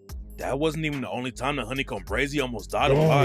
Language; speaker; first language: English; native; English